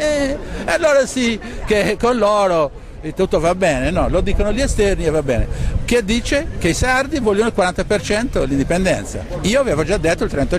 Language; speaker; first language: Italian; non-native, local second language; Sardinian